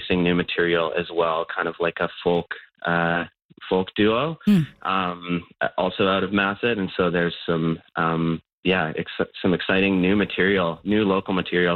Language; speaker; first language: English; native; English